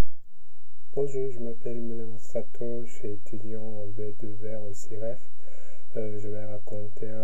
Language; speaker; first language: French; non-native, learner; Japanese